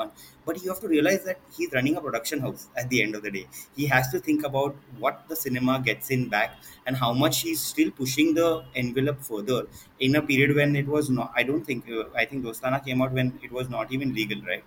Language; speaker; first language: English; non-native, local second language; Hindi